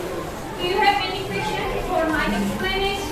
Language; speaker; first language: English; non-native, learner; Indonesian